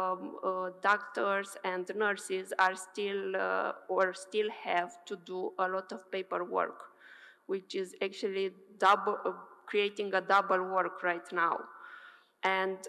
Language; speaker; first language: English; non-native, fluent; Romanian